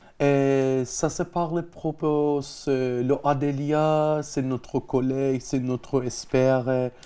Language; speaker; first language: French; non-native, learner; Persian